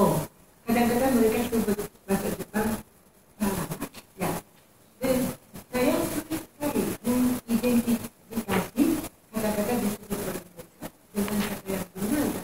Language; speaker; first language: Indonesian; non-native, fluent; Japanese